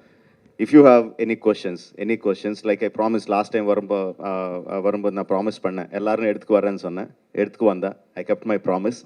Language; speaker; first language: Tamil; non-native, local second language; Telugu